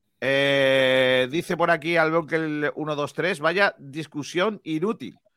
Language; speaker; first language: Spanish; native; Spanish